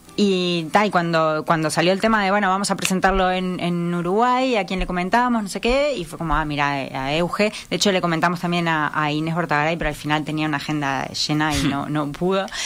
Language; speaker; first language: Spanish; native; Spanish